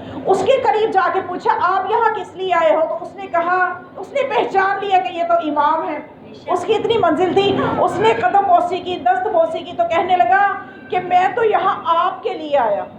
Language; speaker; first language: Urdu; native; Urdu